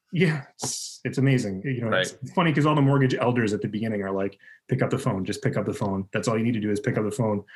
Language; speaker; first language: English; native; English